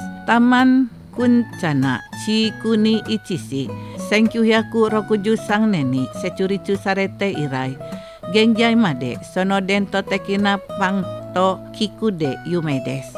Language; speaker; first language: Japanese; non-native, fluent; Indonesian